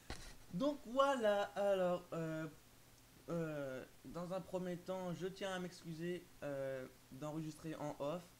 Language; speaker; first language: French; native; French